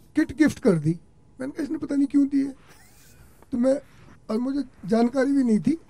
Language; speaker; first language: Hindi; native; Hindi